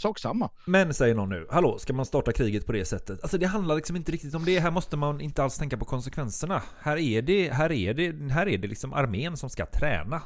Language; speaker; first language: Swedish; native; Swedish